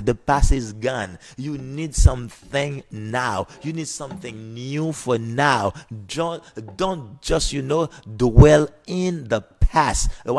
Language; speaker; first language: English; non-native, fluent; Haitian Creole